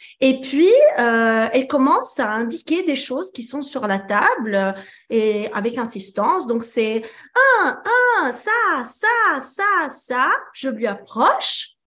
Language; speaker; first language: French; early bilingual, other home language; Italian